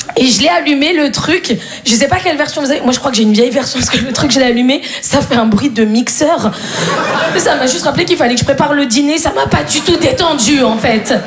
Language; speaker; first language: French; native; French